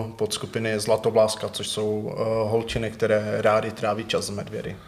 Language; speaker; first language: Czech; native; Czech